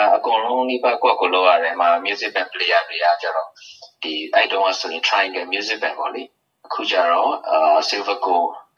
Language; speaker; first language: Burmese; non-native, local second language; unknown